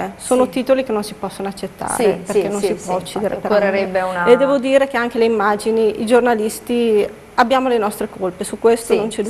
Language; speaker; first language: Italian; native; Italian